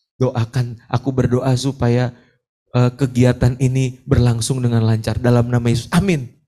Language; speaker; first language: Indonesian; native; Indonesian